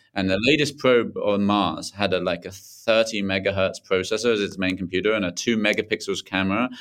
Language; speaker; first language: English; native; English